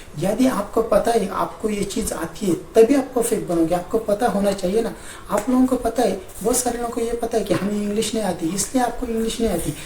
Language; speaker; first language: Hindi; non-native, local second language; Marathi